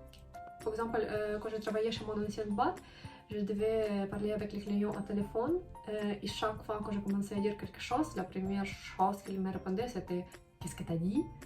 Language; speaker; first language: French; non-native, fluent; Ukrainian